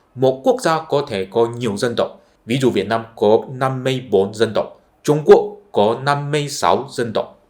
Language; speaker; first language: Vietnamese; non-native, fluent; Chinese